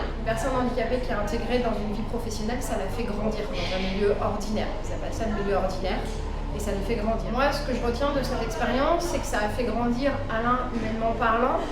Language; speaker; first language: French; native; French